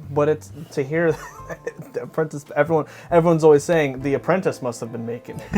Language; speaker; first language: English; native; English